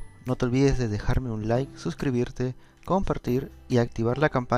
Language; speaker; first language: Spanish; native; Spanish